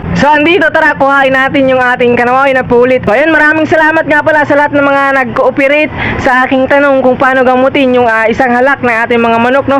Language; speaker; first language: Filipino; non-native, local second language; Cebuano